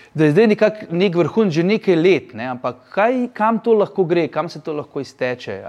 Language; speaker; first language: Slovenian; native; Slovenian